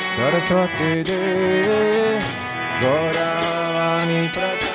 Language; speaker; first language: English; non-native, fluent; Czech